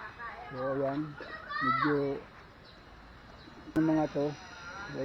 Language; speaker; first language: Filipino; native; Filipino